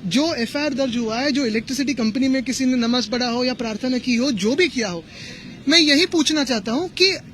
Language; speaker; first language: Hindi; non-native, local second language; Marathi